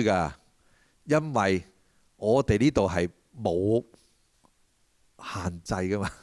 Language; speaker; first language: Cantonese; native; Cantonese